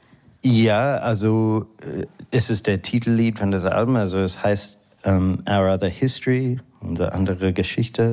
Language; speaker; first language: German; non-native, fluent; English